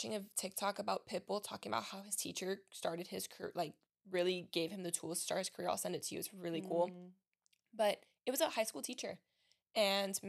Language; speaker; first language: English; early bilingual, other home language; Spanish